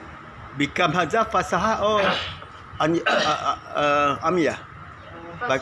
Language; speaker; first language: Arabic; non-native, learner; Achinese